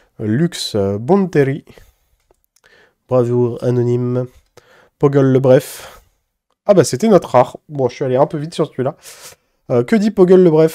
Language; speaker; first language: French; native; French